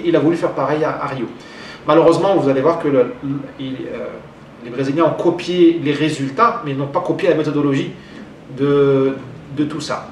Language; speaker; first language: French; non-native, local second language; Arabic